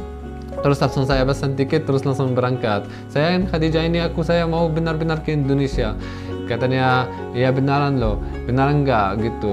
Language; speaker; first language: Indonesian; non-native, fluent; Arabic